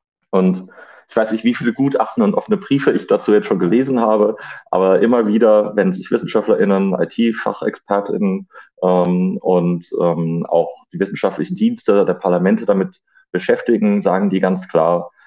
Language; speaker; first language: German; native; German